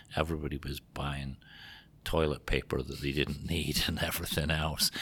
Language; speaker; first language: English; native; English